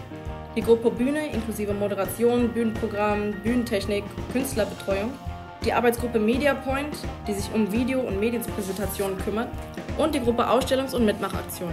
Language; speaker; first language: German; native; German